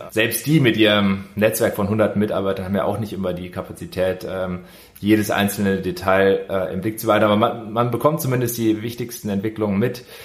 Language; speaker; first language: German; native; German